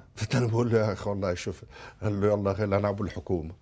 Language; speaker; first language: Arabic; native; Arabic